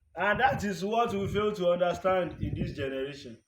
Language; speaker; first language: English; non-native, local second language; Yoruba